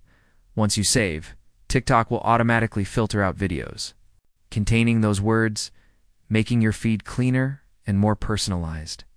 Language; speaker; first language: English; native; English